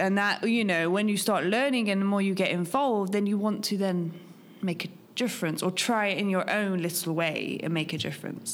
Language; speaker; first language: English; native; English